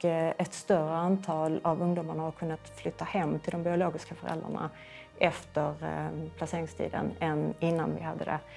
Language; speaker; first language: Swedish; native; Swedish